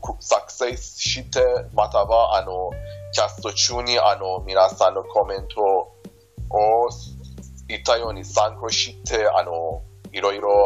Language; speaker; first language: Japanese; non-native, fluent; Persian